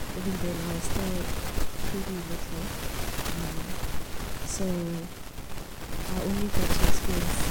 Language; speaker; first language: English; non-native, local second language; Tswana